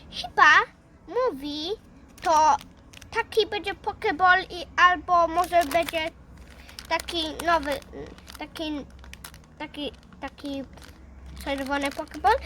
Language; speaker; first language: Polish; early bilingual, heritage; Polish